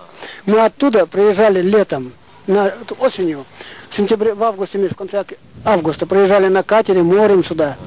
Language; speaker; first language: Russian; non-native, local second language; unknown